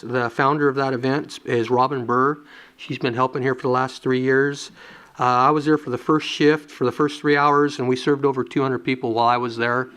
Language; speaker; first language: English; native; English